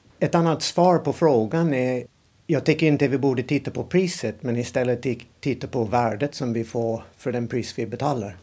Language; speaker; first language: Swedish; non-native, fluent; English